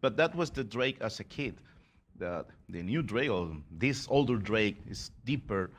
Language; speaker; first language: English; non-native, fluent; Spanish